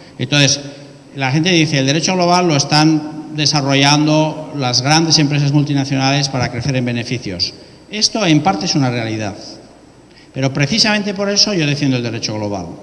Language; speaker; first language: Spanish; native; Spanish